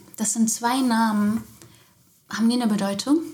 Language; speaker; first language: German; native; German